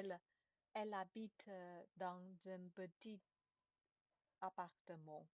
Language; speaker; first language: French; non-native, learner; Chinese